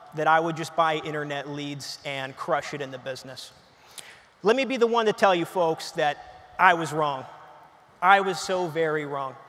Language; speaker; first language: English; native; English